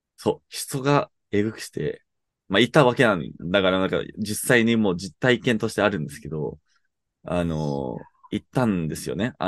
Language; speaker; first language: Japanese; non-native, fluent; English